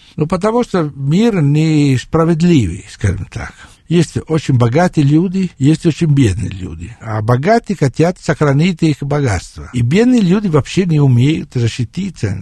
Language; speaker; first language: Russian; non-native, fluent; Italian